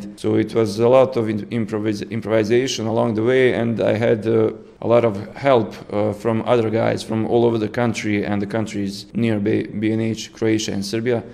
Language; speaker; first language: English; non-native, fluent; Serbian